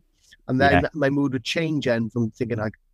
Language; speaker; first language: English; native; English